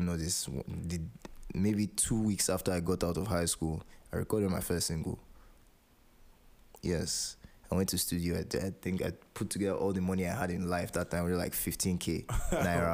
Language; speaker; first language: English; non-native, local second language; Yoruba